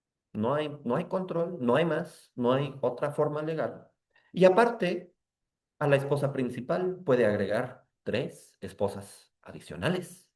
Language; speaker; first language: Spanish; native; Spanish